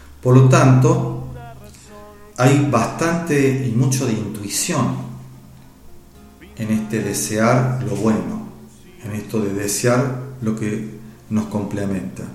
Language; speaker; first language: Spanish; native; Spanish